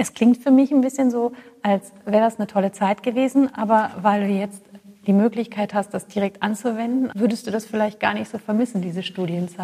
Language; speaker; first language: German; native; German